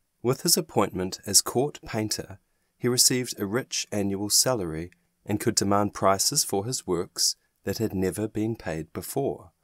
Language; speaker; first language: English; non-native, fluent; German